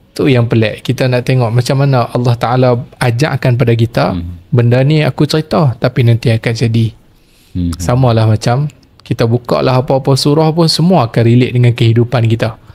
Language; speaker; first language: Malay; native; Malay